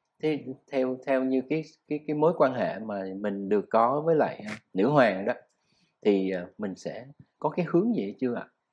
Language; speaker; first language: Vietnamese; native; Vietnamese